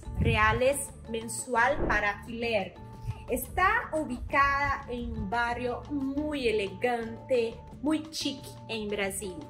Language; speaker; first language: Spanish; non-native, learner; Portuguese